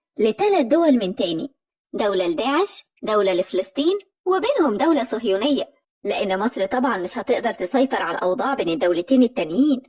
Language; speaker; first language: Arabic; native; Arabic